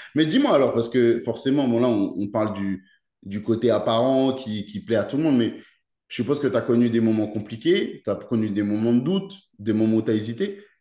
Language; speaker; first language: French; native; French